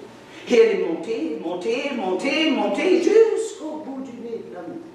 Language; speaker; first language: French; native; French